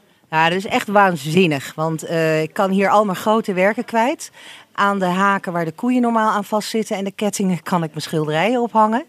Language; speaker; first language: Dutch; native; Dutch